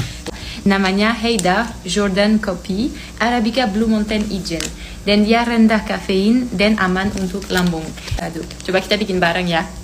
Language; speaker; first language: Indonesian; non-native, learner; English